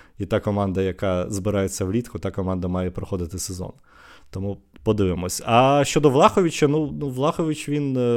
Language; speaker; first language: Ukrainian; native; Ukrainian